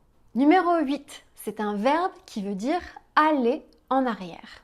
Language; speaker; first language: French; native; French